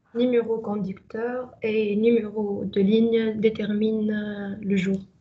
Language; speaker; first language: French; non-native, local second language; Arabic